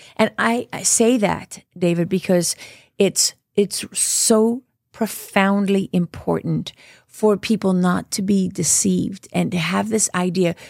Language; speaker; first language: English; native; English